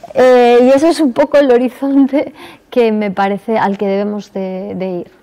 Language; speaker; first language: Spanish; non-native, local second language; Galician